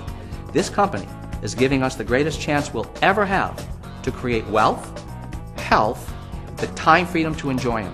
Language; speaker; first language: English; native; English